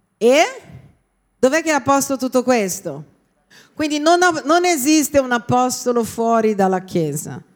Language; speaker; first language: Italian; non-native, fluent; Portuguese